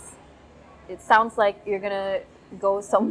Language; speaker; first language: English; non-native, local second language; Cebuano